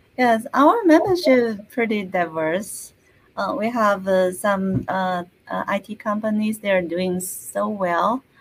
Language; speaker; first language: English; non-native, fluent; Chinese